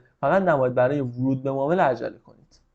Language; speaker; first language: Persian; native; Persian